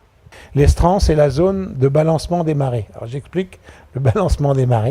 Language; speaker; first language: French; native; French